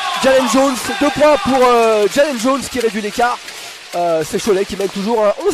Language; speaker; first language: French; native; French